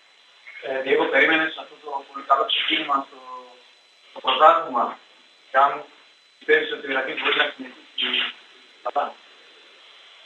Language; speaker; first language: Greek; native; Greek